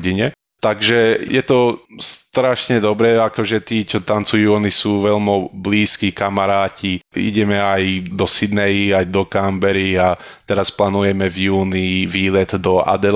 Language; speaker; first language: Slovak; early bilingual, heritage; Slovak